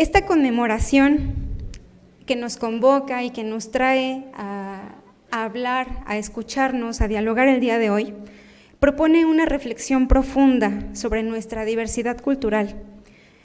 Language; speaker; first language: Spanish; native; Spanish